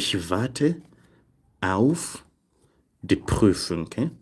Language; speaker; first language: German; non-native, fluent; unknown